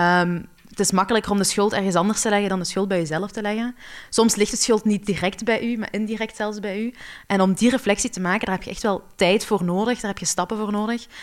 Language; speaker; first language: Dutch; early bilingual, other home language; Arabic